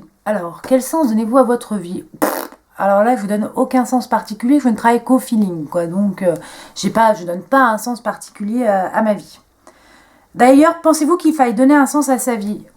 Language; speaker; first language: French; native; French